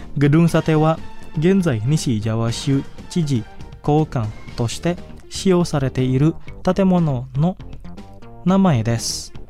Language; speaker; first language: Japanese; non-native, fluent; Indonesian